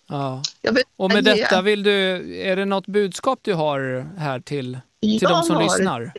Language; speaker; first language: Swedish; native; Swedish